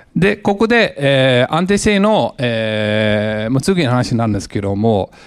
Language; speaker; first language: Japanese; non-native, fluent; English